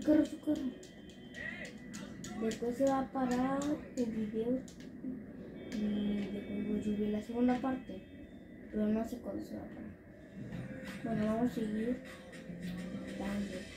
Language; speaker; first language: Spanish; early bilingual, heritage; Spanish